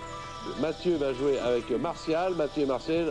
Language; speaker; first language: French; native; French